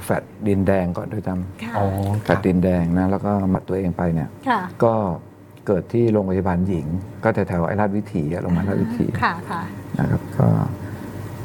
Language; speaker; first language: Thai; native; Thai